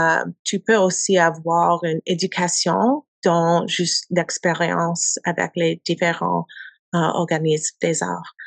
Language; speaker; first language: French; non-native, learner; English